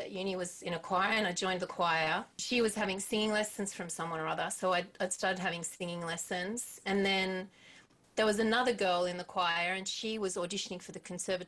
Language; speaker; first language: English; native; English